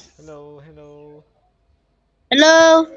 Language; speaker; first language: English; non-native, learner; Thai